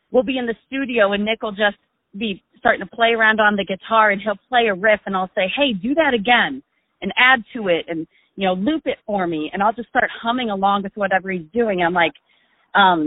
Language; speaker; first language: English; native; English